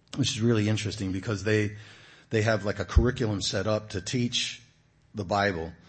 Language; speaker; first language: English; native; English